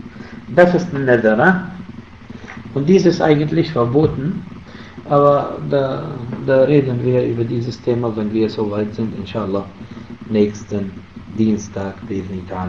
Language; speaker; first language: German; non-native, fluent; Arabic